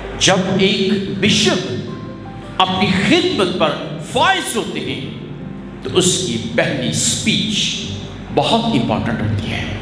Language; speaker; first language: Urdu; non-native, local second language; Punjabi